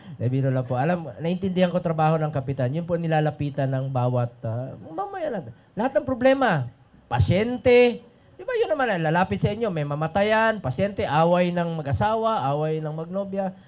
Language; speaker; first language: Filipino; non-native, local second language; Cebuano